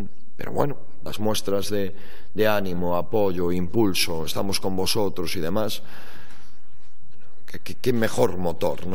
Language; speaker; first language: Spanish; native; Spanish